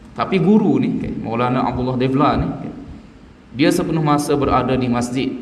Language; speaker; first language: Malay; native; Malay